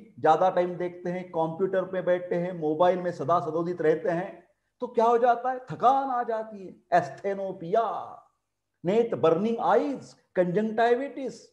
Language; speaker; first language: Hindi; non-native, local second language; Marathi